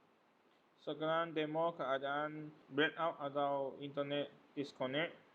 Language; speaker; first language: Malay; non-native, local second language; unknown